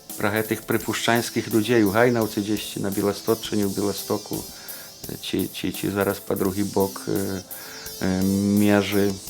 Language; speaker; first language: Belarusian; native; Belarusian